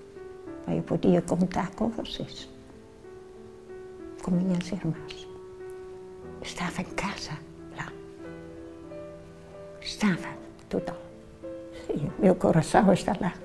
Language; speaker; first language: Portuguese; non-native, learner; Dutch